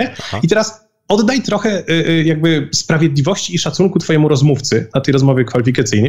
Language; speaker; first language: Polish; native; Polish